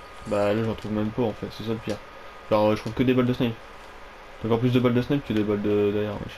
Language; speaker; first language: French; native; French